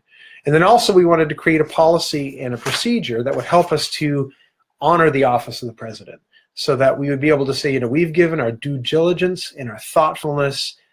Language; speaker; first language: English; native; English